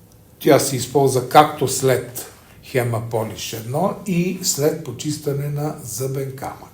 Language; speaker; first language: Bulgarian; native; Bulgarian